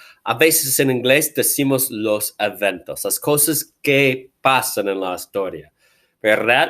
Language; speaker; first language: Spanish; non-native, fluent; English